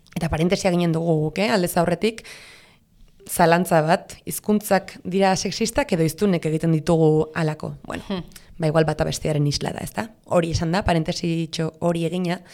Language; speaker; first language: Basque; non-native, local second language; Spanish